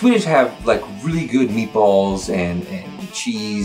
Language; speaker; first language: English; native; English